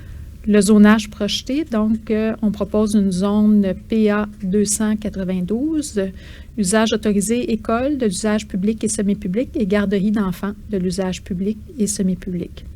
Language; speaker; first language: French; native; French